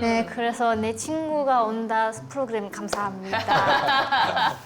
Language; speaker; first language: Korean; non-native, fluent; Chinese